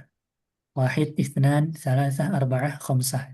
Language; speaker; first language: Arabic; non-native, fluent; Indonesian